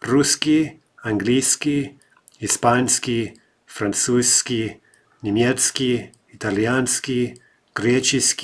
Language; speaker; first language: Russian; non-native, fluent; English